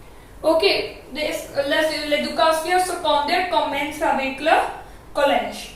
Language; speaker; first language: French; non-native, fluent; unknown